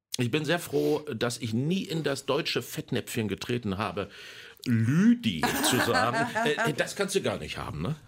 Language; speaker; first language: German; native; German